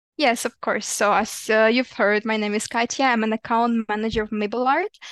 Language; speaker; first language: English; non-native, fluent; Ukrainian